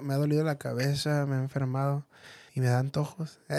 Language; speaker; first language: Spanish; native; Spanish